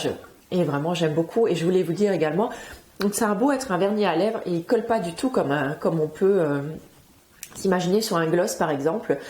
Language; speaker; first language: French; native; French